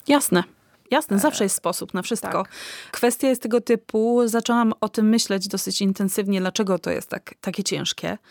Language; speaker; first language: Polish; native; Polish